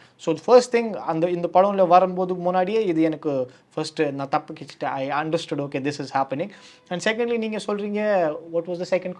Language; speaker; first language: Tamil; non-native, learner; Kashmiri